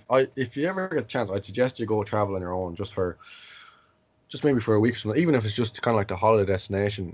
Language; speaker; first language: English; native; English